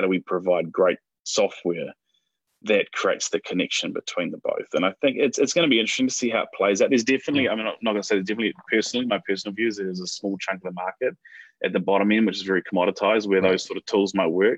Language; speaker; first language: English; native; English